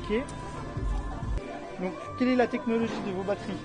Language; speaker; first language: French; native; French